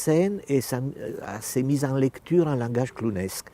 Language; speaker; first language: French; non-native, fluent; Romanian